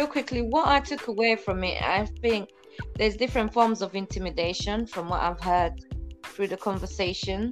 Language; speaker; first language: English; non-native, local second language; Ganda